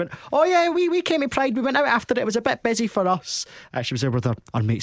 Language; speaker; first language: English; native; English